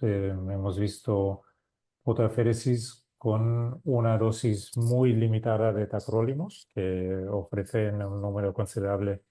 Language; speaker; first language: Spanish; non-native, fluent; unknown